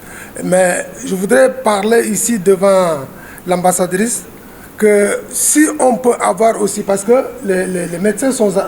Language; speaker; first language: French; non-native, local second language; Wolof